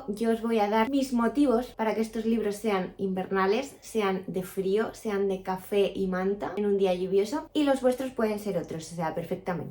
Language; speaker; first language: Spanish; native; Spanish